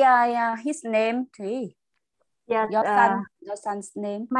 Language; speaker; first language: English; non-native, learner; Vietnamese